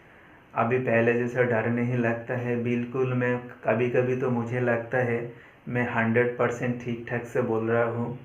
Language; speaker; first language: Hindi; non-native, local second language; Bangla